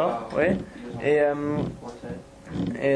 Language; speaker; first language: French; non-native, fluent; English